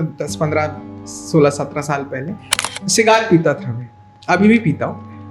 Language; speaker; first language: Hindi; non-native, local second language; Marathi